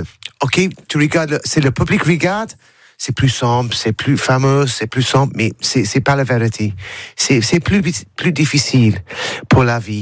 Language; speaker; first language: French; non-native, learner; English